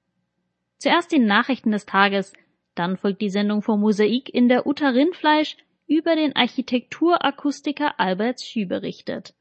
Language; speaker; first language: German; native; German